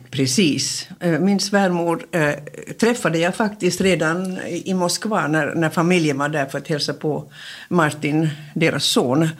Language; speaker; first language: Swedish; native; Swedish